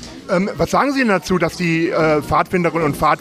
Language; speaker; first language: German; native; German